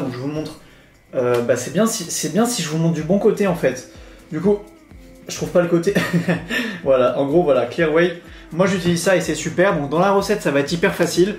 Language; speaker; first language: French; native; French